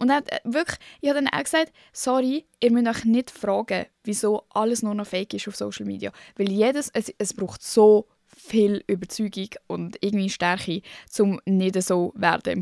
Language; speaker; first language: German; native; German